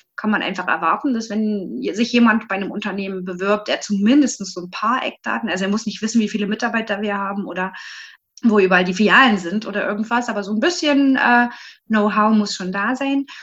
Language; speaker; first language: German; native; German